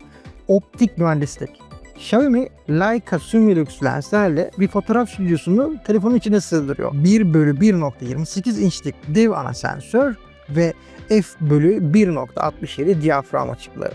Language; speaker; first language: Turkish; native; Turkish